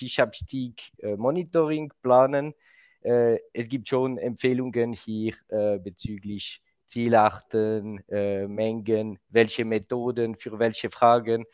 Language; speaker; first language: German; non-native, local second language; French